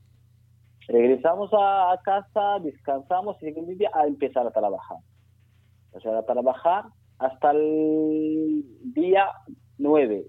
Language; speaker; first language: Spanish; non-native, learner; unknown